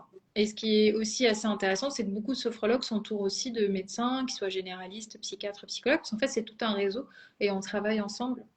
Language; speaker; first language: French; native; French